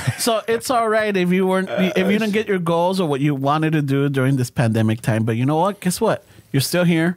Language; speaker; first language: English; early bilingual, other home language; Spanish